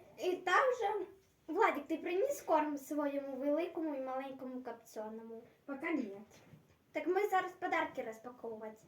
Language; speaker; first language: Ukrainian; non-native, local second language; Russian